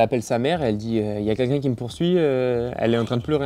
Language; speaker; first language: French; native; French